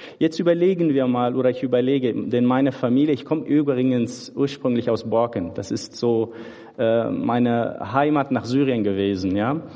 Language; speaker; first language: German; early bilingual, other home language; Turoyo